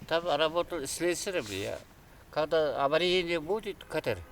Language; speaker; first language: Russian; non-native, local second language; Kara-Kalpak